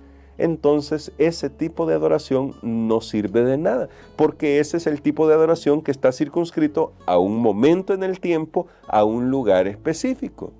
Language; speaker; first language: Spanish; native; Spanish